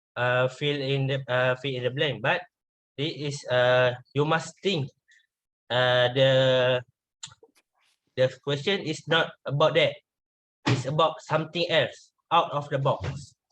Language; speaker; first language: English; non-native, learner; Malay